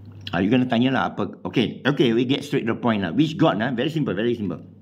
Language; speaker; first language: English; non-native, local second language; Min Nan Chinese